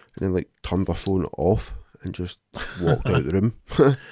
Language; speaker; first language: English; native; English